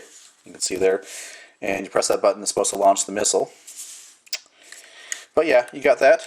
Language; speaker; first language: English; native; English